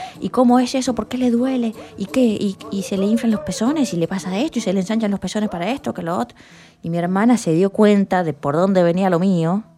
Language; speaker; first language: Spanish; native; Spanish